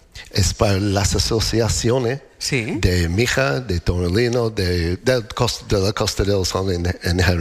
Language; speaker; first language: Spanish; non-native, learner; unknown